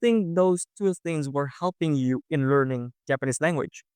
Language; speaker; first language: English; non-native, fluent; Indonesian